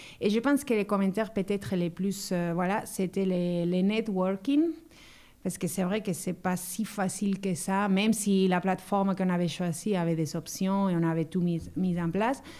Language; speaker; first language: French; non-native, fluent; Spanish